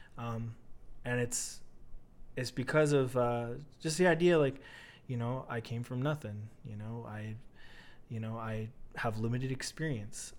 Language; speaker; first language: English; native; English